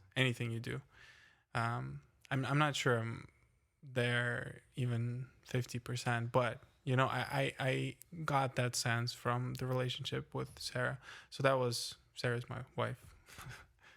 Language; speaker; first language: English; non-native, fluent; Ukrainian